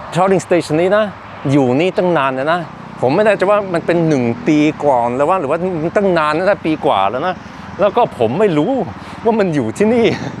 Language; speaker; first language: Thai; non-native, fluent; Norwegian